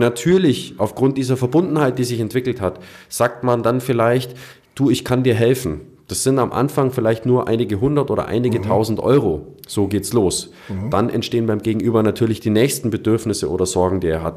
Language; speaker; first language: German; native; German